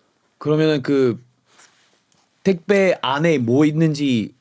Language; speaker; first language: Korean; non-native, fluent; English